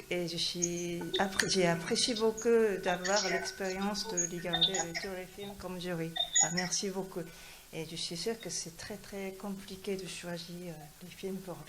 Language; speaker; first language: French; non-native, fluent; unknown